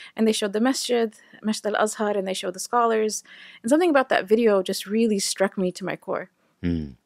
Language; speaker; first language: English; native; English